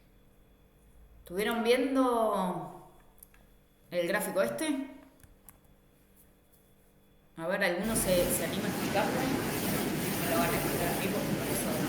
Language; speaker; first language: Spanish; native; Spanish